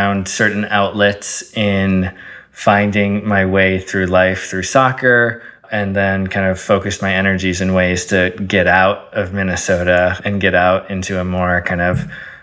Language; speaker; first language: English; early bilingual, other home language; Arabic